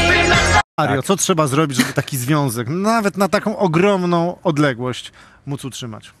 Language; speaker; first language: Polish; native; Polish